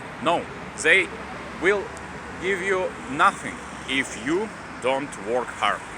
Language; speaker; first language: English; non-native, learner; Russian